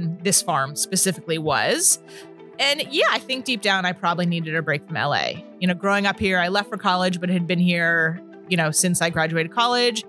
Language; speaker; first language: English; native; English